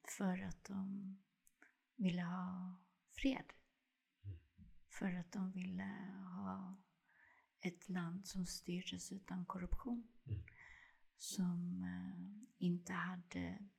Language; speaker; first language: Swedish; early bilingual, other home language; Spanish